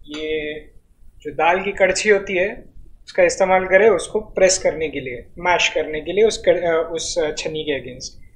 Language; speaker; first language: Hindi; non-native, local second language; Marathi